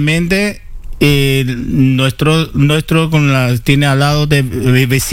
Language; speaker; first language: Spanish; non-native, learner; Chinese